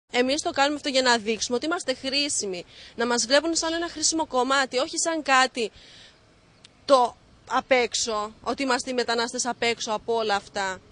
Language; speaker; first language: Greek; non-native, fluent; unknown